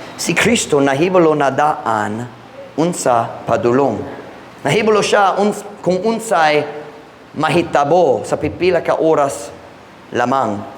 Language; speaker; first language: Cebuano; non-native, fluent; English